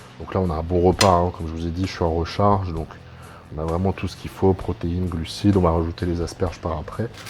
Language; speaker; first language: French; native; French